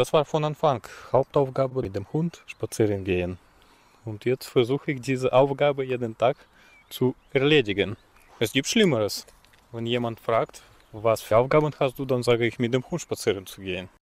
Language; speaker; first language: German; non-native, fluent; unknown